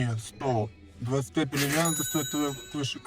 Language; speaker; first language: Russian; native; Russian